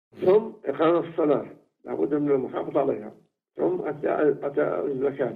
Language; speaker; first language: Arabic; native; Arabic